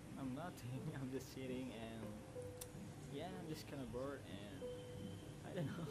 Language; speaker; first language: English; non-native, fluent; Indonesian